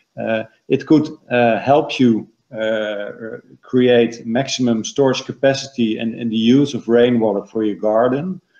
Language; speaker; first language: English; non-native, fluent; Dutch